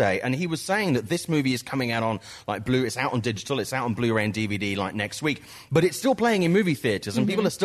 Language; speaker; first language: English; native; English